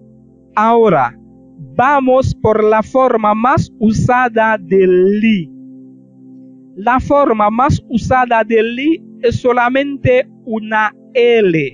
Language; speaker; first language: Spanish; non-native, fluent; Haitian Creole